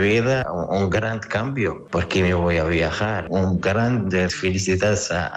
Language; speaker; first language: Spanish; non-native, learner; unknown